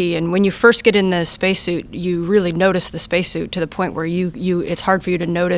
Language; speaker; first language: English; native; English